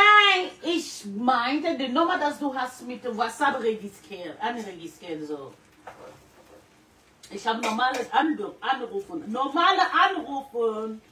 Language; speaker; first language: German; non-native, learner; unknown